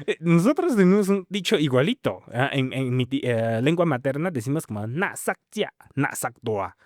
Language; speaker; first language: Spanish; non-native, fluent; Min Nan Chinese